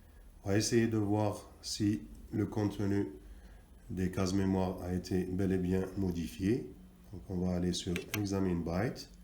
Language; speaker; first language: French; non-native, local second language; Arabic